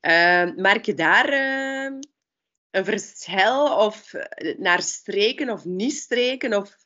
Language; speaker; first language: Dutch; native; Dutch